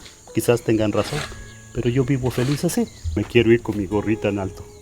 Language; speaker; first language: Spanish; native; Spanish